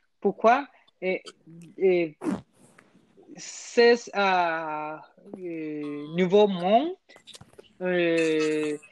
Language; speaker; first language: French; non-native, learner; Spanish